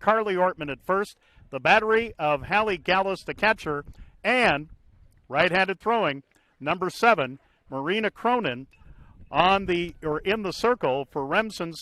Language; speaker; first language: English; native; English